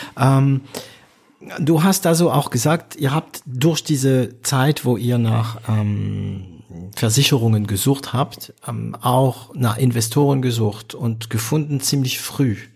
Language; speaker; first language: German; non-native, fluent; French